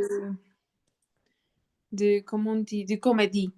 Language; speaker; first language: French; non-native, learner; Spanish